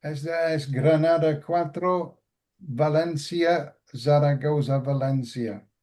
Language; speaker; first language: Spanish; non-native, learner; English